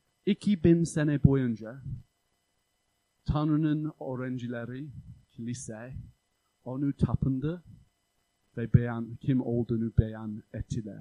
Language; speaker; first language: Turkish; non-native, fluent; English